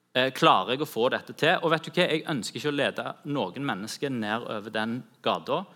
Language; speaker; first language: Norwegian; native; Norwegian